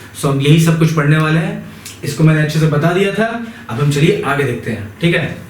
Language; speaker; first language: Hindi; native; Hindi